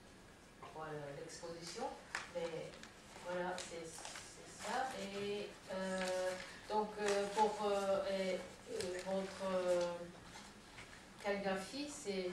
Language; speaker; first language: French; non-native, fluent; Japanese